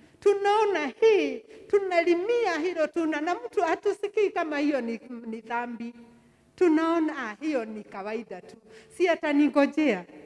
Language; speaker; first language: Swahili; non-native, local second language; Kikuyu